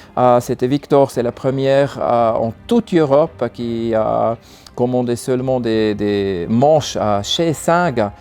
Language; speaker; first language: French; non-native, learner; German